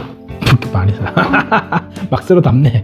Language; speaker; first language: Korean; native; Korean